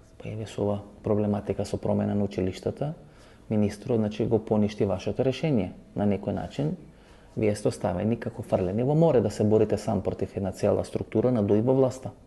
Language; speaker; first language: Macedonian; non-native, local second language; Albanian